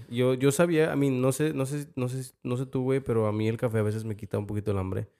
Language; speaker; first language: Spanish; early bilingual, heritage; Spanish